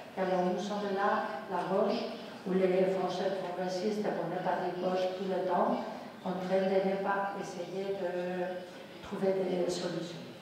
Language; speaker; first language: French; non-native, fluent; Spanish